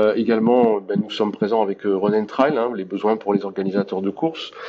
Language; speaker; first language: French; native; French